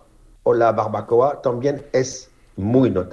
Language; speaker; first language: Spanish; non-native, fluent; French